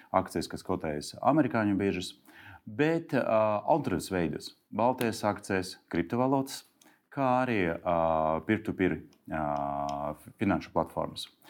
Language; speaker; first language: Latvian; non-native, local second language; Russian